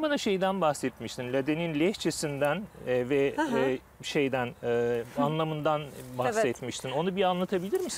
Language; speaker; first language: Turkish; native; Turkish